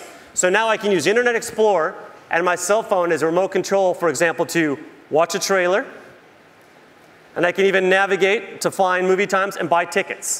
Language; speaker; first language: English; native; English